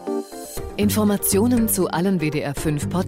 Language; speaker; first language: German; native; German